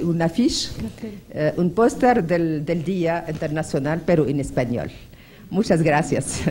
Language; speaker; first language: Spanish; non-native, fluent; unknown